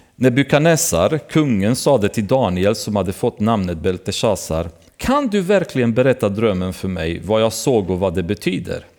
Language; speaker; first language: Swedish; non-native, fluent; Romanian